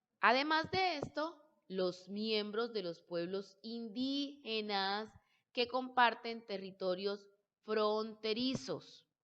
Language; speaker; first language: Spanish; native; Spanish